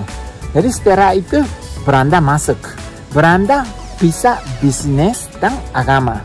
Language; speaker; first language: Indonesian; non-native, learner; Japanese